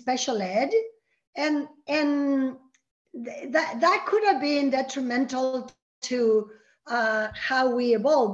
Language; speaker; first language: English; early bilingual, other home language; Spanish